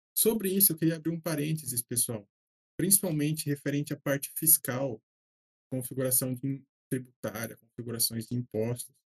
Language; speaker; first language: Portuguese; native; Portuguese